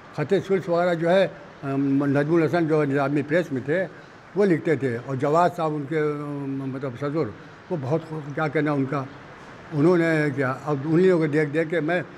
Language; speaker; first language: Urdu; native; Urdu